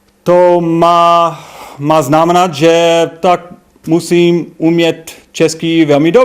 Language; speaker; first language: Czech; non-native, fluent; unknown